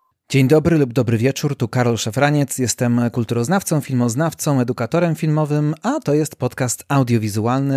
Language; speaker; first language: Polish; native; Polish